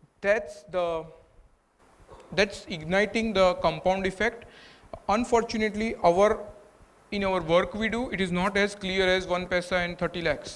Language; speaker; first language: English; non-native, local second language; Gujarati